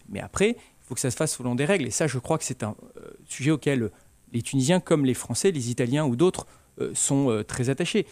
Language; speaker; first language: French; native; French